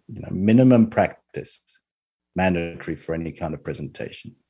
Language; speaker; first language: English; non-native, fluent; Spanish